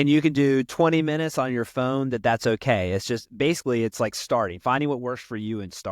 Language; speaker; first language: English; native; English